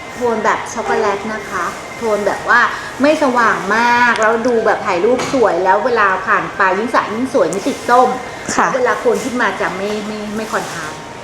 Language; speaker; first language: Thai; native; Thai